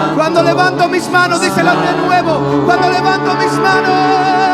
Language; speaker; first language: Spanish; native; Spanish